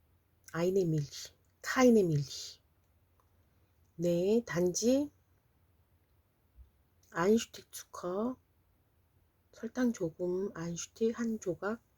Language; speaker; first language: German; non-native, fluent; Korean